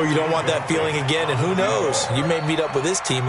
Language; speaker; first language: English; native; English